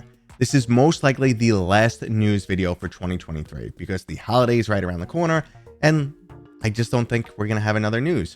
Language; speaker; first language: English; native; English